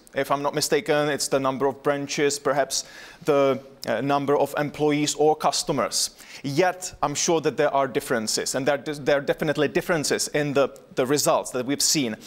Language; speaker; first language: English; non-native, fluent; Czech